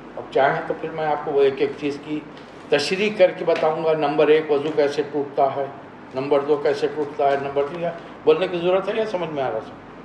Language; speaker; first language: Urdu; native; Urdu